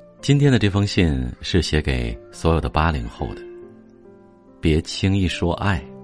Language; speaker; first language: Chinese; native; Chinese